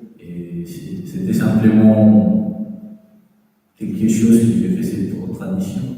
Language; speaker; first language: French; non-native, fluent; Spanish